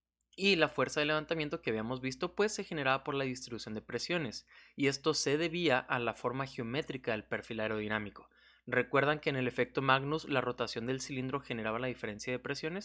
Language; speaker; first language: Spanish; native; Spanish